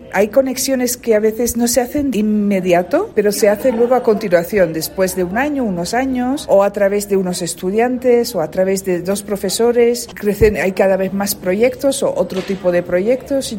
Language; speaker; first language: Spanish; non-native, fluent; Dutch